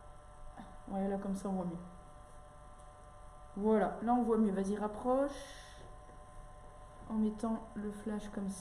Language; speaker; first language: French; native; French